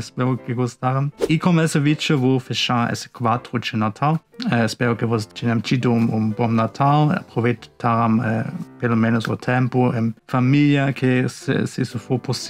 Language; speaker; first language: Portuguese; non-native, fluent; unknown